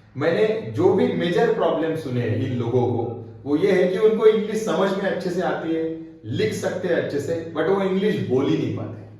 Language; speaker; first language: Hindi; non-native, local second language; Marathi